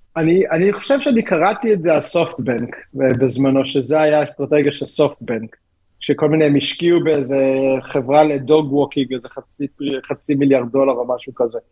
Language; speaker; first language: Hebrew; native; Hebrew